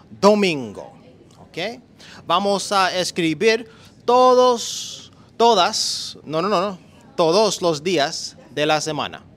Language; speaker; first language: Spanish; non-native, learner; English